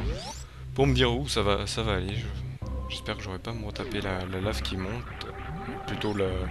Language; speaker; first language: French; native; French